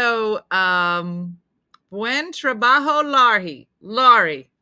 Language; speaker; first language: Spanish; non-native, learner; English